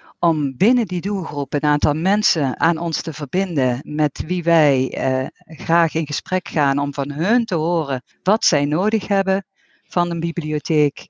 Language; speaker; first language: Dutch; native; Dutch